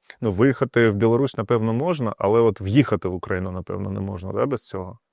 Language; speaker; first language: Ukrainian; non-native, local second language; Russian